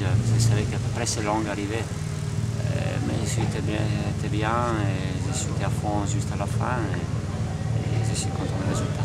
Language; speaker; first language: French; non-native, learner; Italian